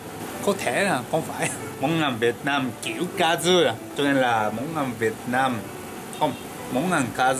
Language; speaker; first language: Vietnamese; non-native, learner; Japanese